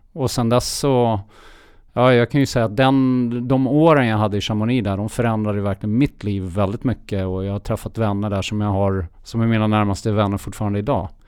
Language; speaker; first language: Swedish; early bilingual, heritage; Swedish